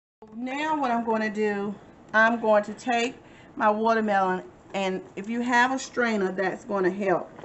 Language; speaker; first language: English; native; English